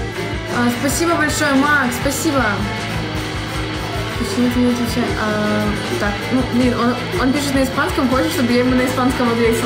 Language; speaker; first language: Russian; native; Russian